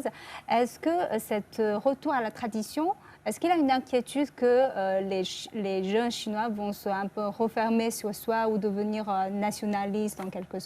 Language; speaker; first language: French; non-native, fluent; Chinese